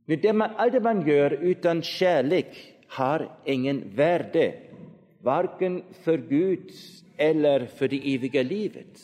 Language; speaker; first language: Swedish; non-native, fluent; German